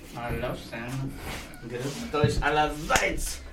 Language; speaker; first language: German; non-native, fluent; Russian